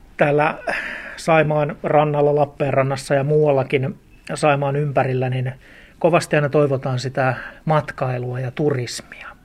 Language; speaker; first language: Finnish; native; Finnish